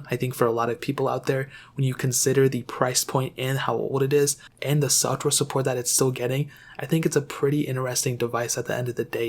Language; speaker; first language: English; native; English